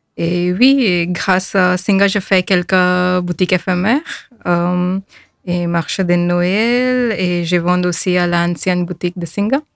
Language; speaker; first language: French; non-native, learner; Persian